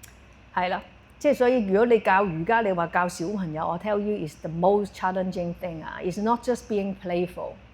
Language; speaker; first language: Cantonese; native; Cantonese